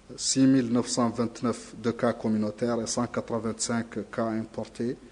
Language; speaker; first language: French; non-native, local second language; Arabic